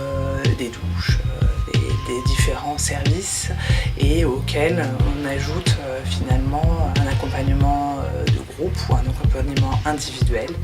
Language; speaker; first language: French; native; French